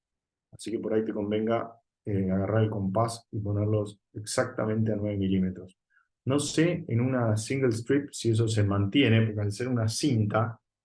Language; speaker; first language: Spanish; native; Spanish